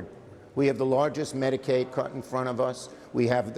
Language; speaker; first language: English; native; English